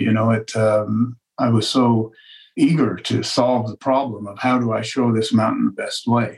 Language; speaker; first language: English; native; English